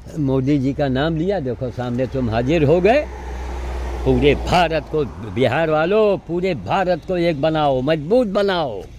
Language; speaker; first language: Hindi; native; Hindi